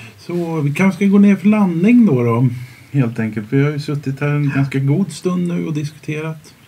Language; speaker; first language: Swedish; native; Swedish